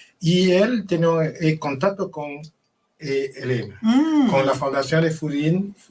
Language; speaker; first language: Spanish; non-native, learner; Haitian Creole